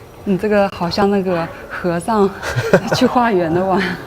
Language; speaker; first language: Chinese; native; Chinese